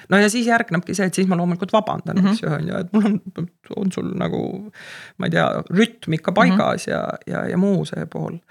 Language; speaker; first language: Estonian; native; Estonian